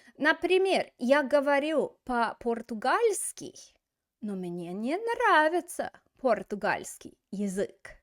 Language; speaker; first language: Russian; non-native, fluent; English